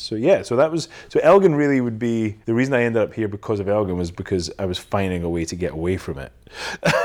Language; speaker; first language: English; native; English